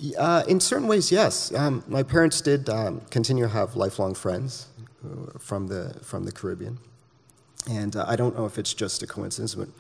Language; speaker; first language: English; native; English